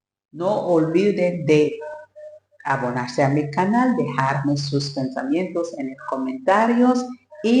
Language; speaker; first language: Spanish; non-native, learner; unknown